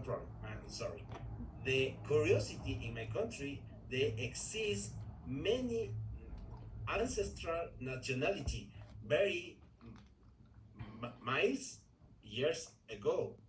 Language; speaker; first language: English; non-native, learner; Spanish